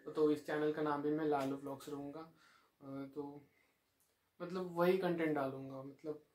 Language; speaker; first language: Hindi; non-native, local second language; Marathi